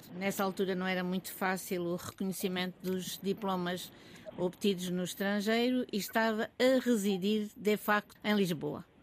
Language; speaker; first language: Portuguese; native; Portuguese